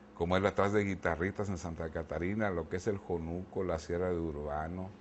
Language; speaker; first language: Spanish; native; Spanish